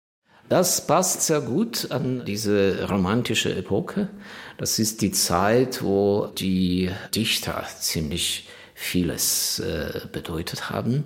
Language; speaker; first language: German; non-native, fluent; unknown